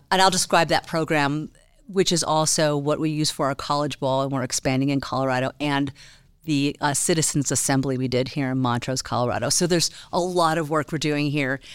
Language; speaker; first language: English; native; English